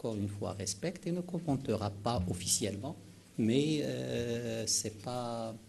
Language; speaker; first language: French; non-native, local second language; Arabic